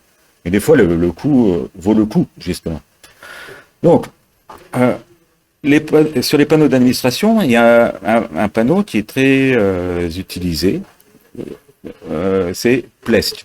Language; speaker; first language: French; native; French